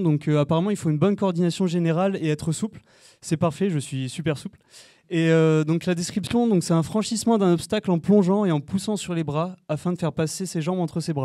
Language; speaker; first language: French; native; French